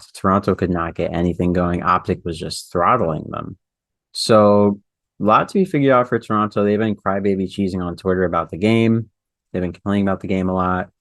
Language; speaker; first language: English; native; English